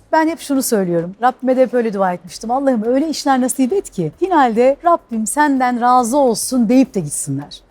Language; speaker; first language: Turkish; native; Turkish